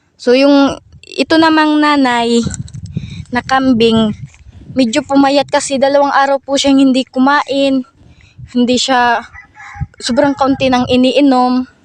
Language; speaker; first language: Filipino; non-native, local second language; Cebuano